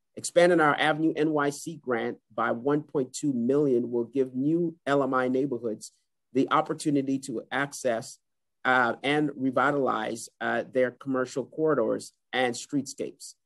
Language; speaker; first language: English; native; English